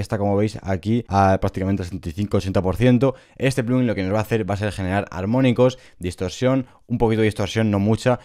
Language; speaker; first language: Spanish; native; Spanish